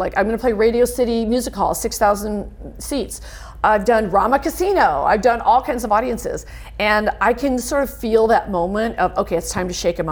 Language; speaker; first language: English; native; English